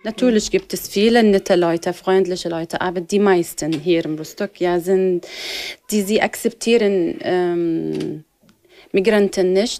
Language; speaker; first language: German; non-native, learner; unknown